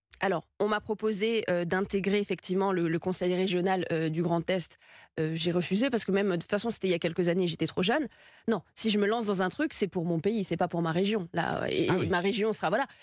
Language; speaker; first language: French; native; French